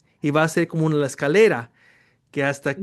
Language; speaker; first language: Spanish; early bilingual, heritage; Spanish